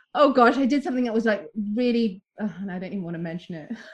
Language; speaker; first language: English; native; English